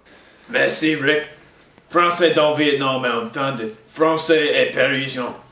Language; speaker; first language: French; non-native, learner; English